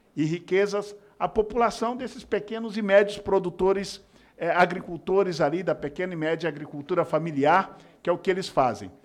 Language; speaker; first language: Portuguese; native; Portuguese